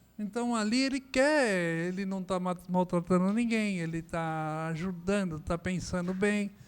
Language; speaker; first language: Portuguese; native; Portuguese